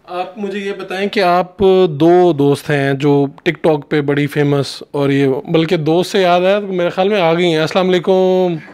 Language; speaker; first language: Urdu; non-native, local second language; Punjabi